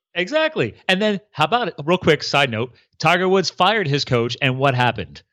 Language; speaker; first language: English; native; English